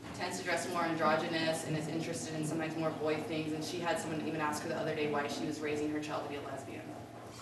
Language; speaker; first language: English; native; English